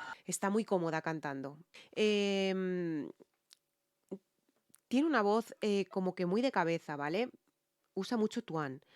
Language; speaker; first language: Spanish; native; Spanish